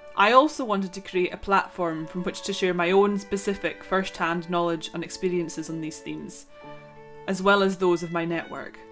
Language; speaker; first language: English; non-native, local second language; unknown